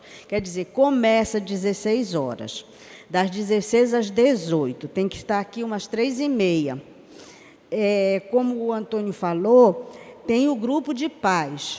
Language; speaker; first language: Portuguese; native; Portuguese